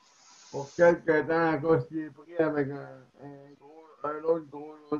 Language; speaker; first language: French; native; French